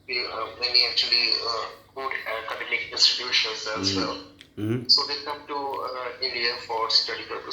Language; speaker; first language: English; non-native, local second language; Bangla